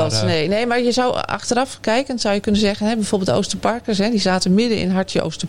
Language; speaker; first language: Dutch; native; Dutch